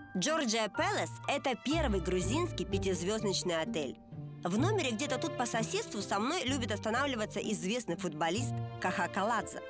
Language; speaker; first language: Russian; native; Russian